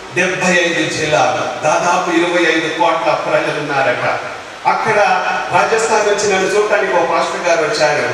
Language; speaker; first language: Telugu; non-native, local second language; Lambadi